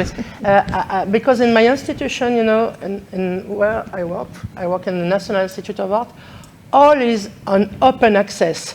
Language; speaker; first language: English; non-native, learner; French